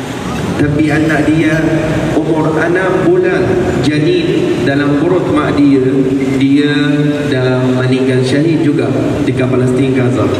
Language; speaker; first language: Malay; non-native, fluent; Arabic